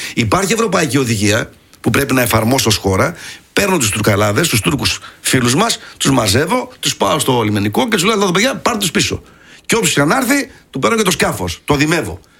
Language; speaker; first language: Greek; early bilingual, heritage; Greek